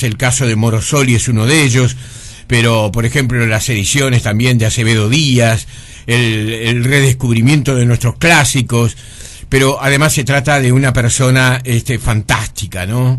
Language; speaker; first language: Spanish; native; Spanish